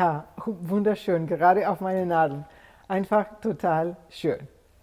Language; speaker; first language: German; non-native, fluent; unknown